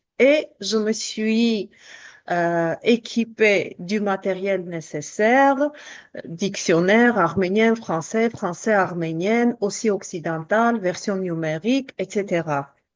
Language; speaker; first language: French; non-native, fluent; Armenian